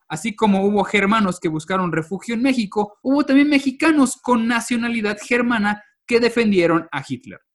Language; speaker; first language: Spanish; native; Spanish